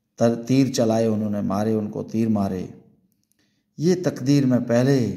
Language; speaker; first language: Urdu; non-native, local second language; Sindhi